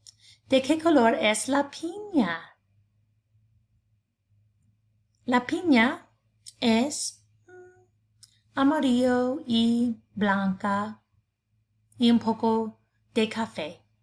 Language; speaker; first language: Spanish; non-native, fluent; English